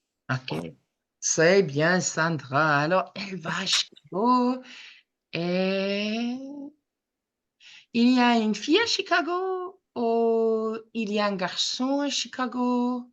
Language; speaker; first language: French; non-native, fluent; English